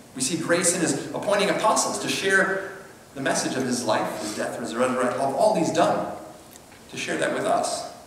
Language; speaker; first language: English; native; English